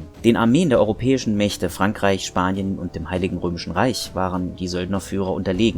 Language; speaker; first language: German; native; German